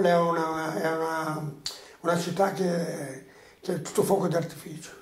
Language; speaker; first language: Italian; non-native, fluent; Portuguese